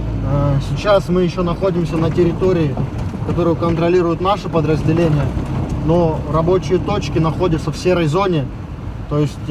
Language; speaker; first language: Russian; native; Russian